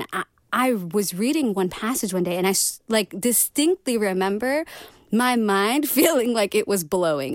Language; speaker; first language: English; native; English